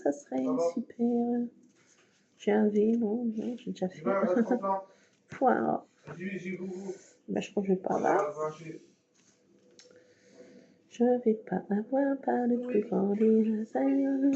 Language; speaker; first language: French; native; French